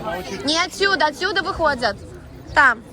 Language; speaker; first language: Russian; native; Russian